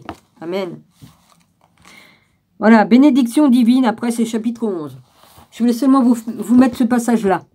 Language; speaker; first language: French; native; French